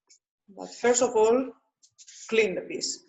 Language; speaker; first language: English; non-native, learner; Spanish